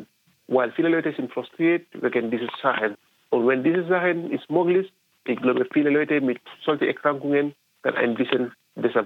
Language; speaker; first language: German; non-native, fluent; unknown